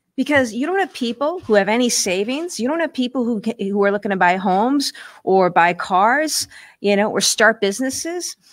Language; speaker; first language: English; native; English